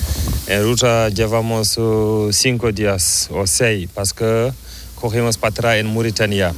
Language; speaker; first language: Spanish; non-native, learner; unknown